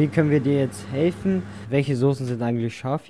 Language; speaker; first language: German; native; German